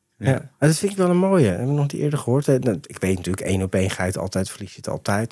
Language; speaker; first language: Dutch; native; Dutch